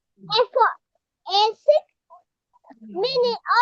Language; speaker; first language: English; non-native, learner; Vietnamese